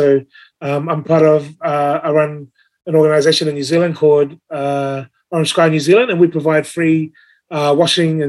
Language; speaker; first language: English; native; English